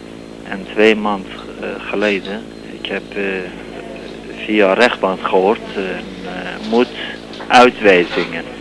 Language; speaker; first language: Dutch; non-native, learner; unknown